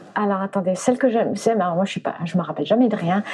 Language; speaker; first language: French; early bilingual, other home language; English